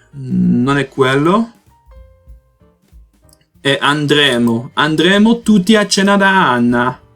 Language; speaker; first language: Italian; non-native, learner; Portuguese